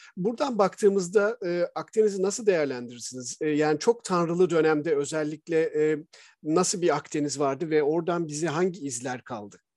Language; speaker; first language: Turkish; native; Turkish